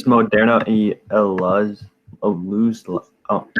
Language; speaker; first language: Spanish; non-native, learner; English